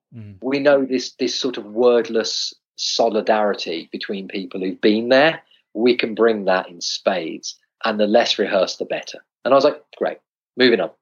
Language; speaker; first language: English; native; English